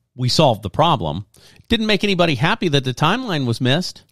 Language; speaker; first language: English; native; English